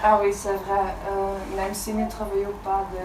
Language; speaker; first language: French; non-native, learner; Dutch